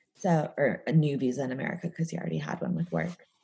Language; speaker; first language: English; native; English